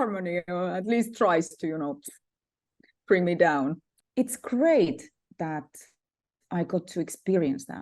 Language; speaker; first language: English; non-native, fluent; Finnish